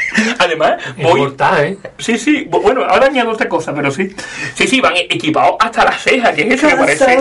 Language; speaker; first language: Spanish; native; Spanish